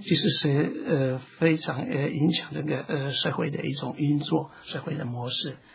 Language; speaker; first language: Chinese; non-native, fluent; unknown